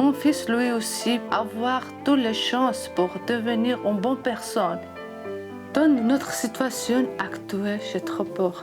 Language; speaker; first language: French; non-native, learner; Georgian